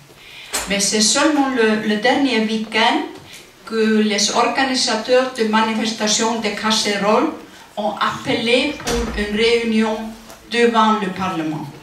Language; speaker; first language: French; non-native, learner; Icelandic